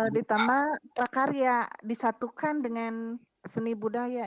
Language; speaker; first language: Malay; non-native, local second language; Sundanese